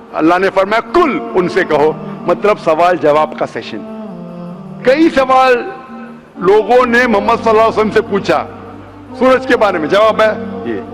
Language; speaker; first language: Hindi; non-native, local second language; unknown